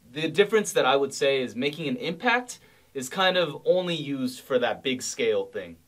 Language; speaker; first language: English; native; English